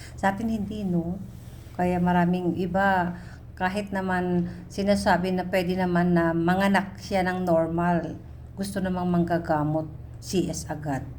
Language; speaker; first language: Filipino; native; Filipino